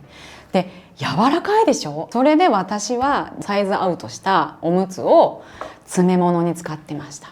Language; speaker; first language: Japanese; native; Japanese